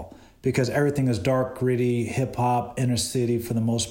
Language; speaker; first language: English; native; English